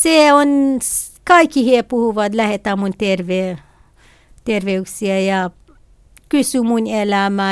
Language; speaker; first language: Finnish; non-native, learner; Kurdish